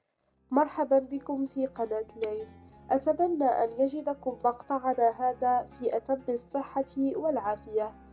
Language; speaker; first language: Arabic; native; Arabic